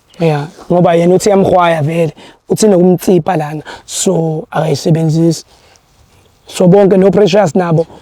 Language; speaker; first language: Zulu; native; Zulu